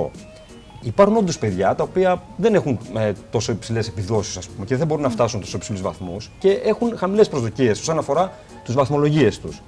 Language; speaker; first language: Greek; native; Greek